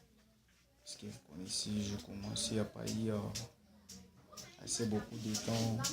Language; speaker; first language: French; non-native, local second language; Swahili